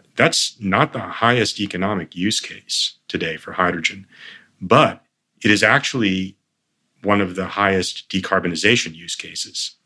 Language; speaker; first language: English; early bilingual, other home language; Armenian